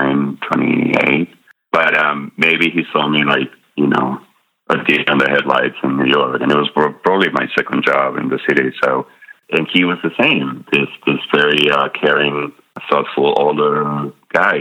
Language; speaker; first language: English; non-native, fluent; Spanish